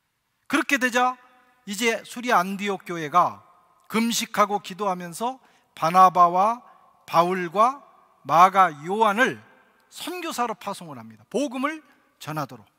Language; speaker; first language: Korean; native; Korean